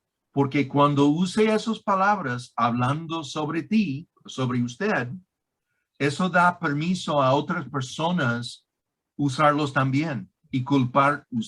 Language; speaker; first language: Spanish; non-native, fluent; English